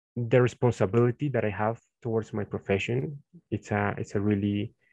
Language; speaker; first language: English; non-native, fluent; Spanish